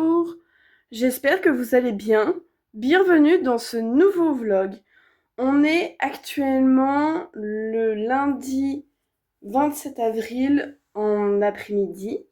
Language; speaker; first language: French; native; French